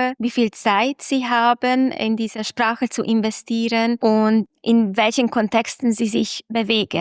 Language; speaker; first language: German; non-native, fluent; Hungarian